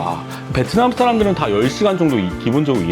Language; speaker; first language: Korean; native; Korean